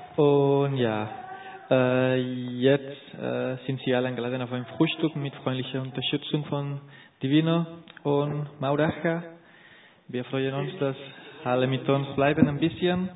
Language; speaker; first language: German; non-native, learner; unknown